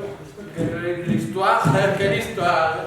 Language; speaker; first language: French; non-native, learner; Spanish